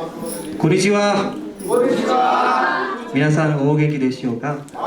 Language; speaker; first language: Japanese; non-native, learner; Nepali